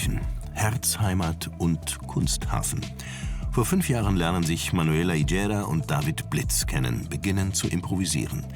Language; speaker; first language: German; native; German